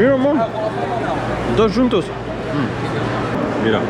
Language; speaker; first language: Spanish; non-native, fluent; French